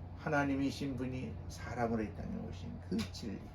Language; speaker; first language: Korean; native; Korean